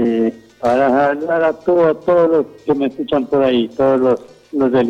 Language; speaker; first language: Spanish; native; Spanish